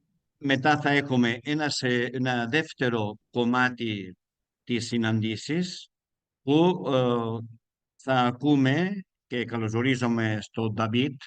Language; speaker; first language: Greek; non-native, learner; Spanish